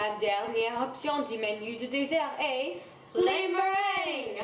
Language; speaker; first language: French; non-native, learner; English